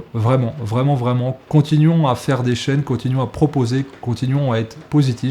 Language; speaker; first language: French; native; French